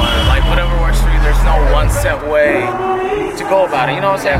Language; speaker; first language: English; non-native, fluent; Russian